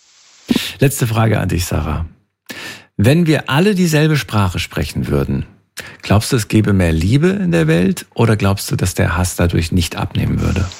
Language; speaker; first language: German; native; German